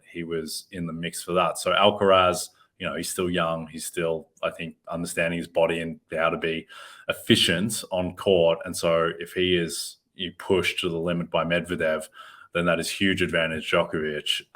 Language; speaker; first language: English; native; English